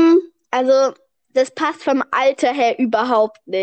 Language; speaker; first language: German; native; German